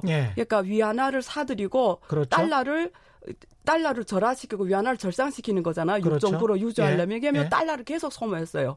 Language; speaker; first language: Korean; early bilingual, heritage; Korean